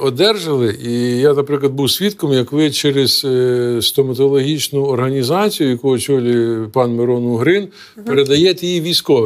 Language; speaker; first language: Ukrainian; native; Ukrainian